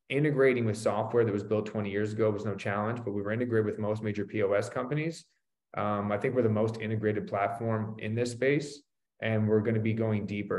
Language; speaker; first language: English; native; English